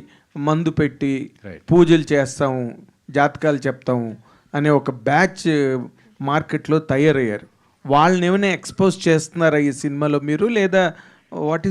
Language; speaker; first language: Telugu; native; Telugu